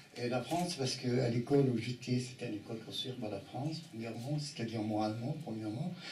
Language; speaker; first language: French; non-native, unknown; Arabic